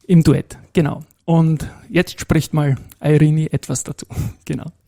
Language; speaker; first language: German; native; German